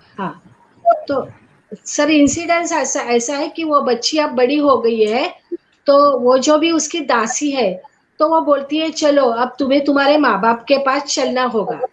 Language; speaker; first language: Hindi; non-native, local second language; Marathi